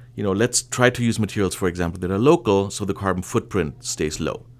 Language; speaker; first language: English; non-native, fluent; German